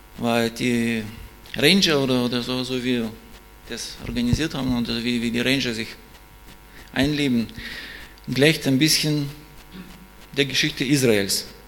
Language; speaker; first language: German; non-native, fluent; Russian